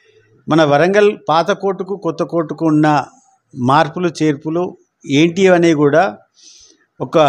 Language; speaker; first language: Telugu; native; Telugu